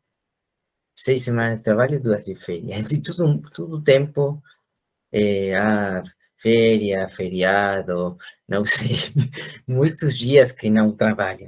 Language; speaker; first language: Portuguese; non-native, fluent; Spanish